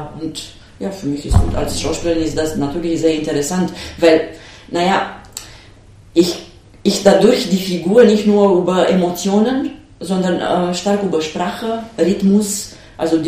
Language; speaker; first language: German; non-native, fluent; Romanian